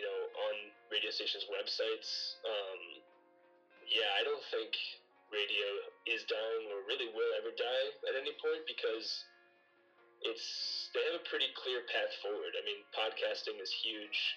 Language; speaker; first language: English; native; English